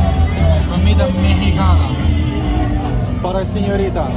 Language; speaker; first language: Spanish; non-native, learner; Russian